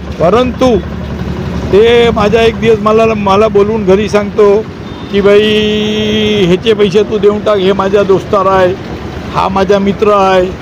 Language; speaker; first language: Marathi; non-native, local second language; Gujarati